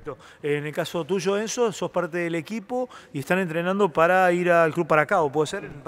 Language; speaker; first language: Spanish; native; Spanish